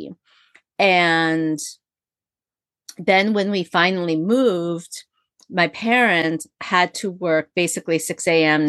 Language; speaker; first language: English; early bilingual, other home language; Korean